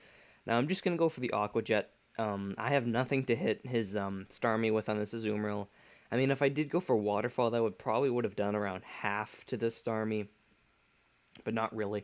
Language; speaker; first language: English; native; English